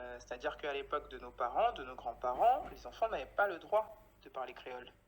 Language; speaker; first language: French; native; French